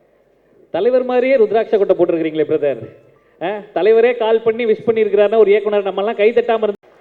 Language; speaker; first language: Tamil; native; Tamil